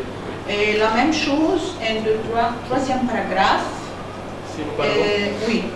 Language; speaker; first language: French; non-native, fluent; Arabic